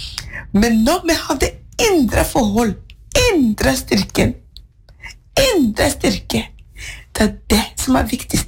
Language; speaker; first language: Norwegian; non-native, fluent; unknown